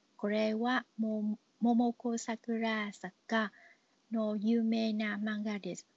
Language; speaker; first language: Japanese; non-native, learner; Vietnamese